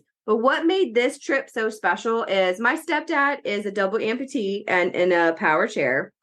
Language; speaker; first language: English; native; English